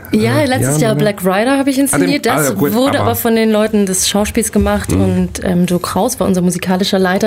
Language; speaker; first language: German; native; German